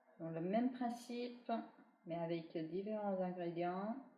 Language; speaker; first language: French; non-native, fluent; Chinese